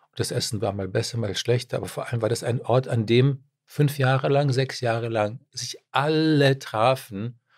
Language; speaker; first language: German; early bilingual, other home language; Czech